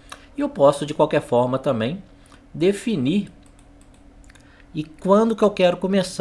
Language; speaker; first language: Portuguese; native; Portuguese